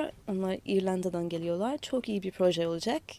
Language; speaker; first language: Turkish; non-native, learner; English